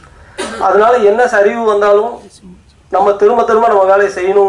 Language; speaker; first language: Tamil; native; Tamil